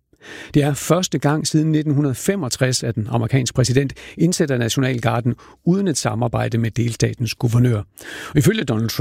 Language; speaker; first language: Danish; native; Danish